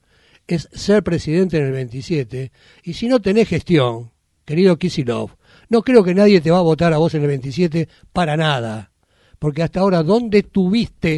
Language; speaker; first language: Spanish; native; Spanish